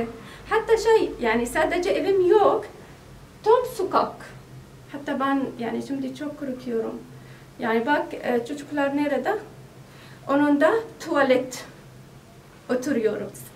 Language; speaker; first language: Turkish; non-native, learner; Arabic